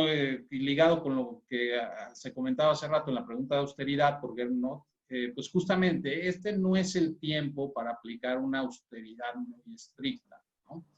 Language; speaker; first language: Spanish; native; Spanish